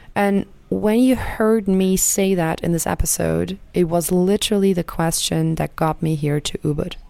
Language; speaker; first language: English; non-native, fluent; German